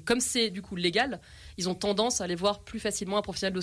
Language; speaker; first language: French; native; French